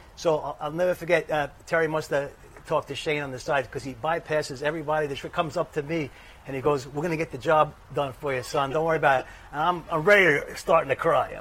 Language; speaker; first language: English; native; English